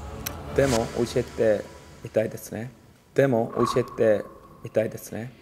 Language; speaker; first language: Japanese; non-native, learner; Korean